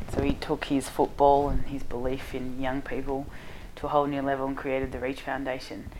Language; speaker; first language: English; native; English